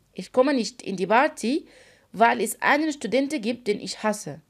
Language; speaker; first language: German; non-native, fluent; Arabic